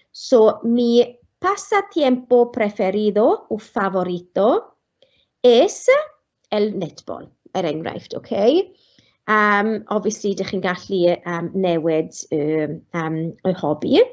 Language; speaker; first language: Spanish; non-native, fluent; Welsh